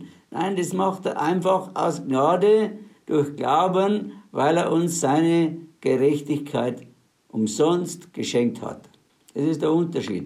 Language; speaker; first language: German; native; German